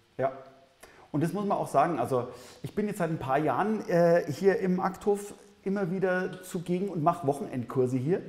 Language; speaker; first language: German; native; German